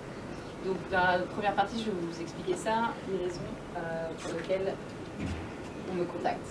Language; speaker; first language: French; native; French